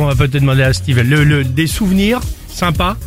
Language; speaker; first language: French; native; French